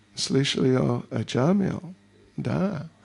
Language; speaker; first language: Russian; non-native, learner; English